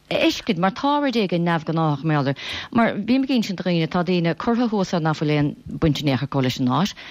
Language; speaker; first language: Irish; native; Irish